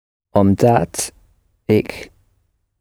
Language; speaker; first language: Dutch; non-native, learner; English